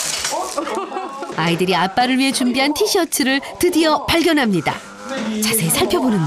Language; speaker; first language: Korean; native; Korean